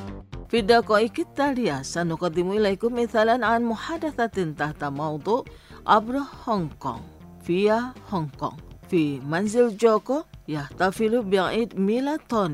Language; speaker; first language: Arabic; non-native, fluent; Indonesian